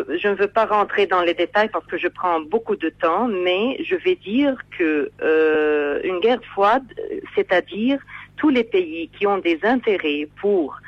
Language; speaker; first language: French; non-native, fluent; Arabic